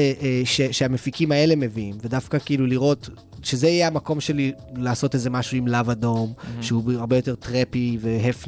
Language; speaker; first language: Hebrew; native; Hebrew